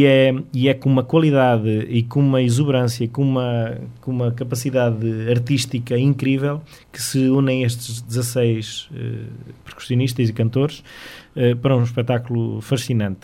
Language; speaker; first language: Portuguese; native; Portuguese